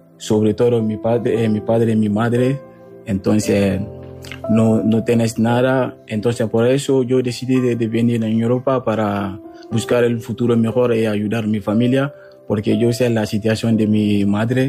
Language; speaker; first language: Spanish; non-native, learner; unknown